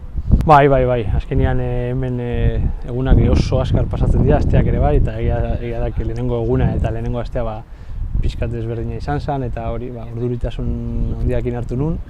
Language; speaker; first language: Basque; non-native, local second language; Spanish